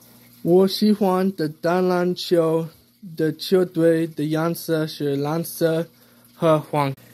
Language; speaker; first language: Chinese; non-native, learner; English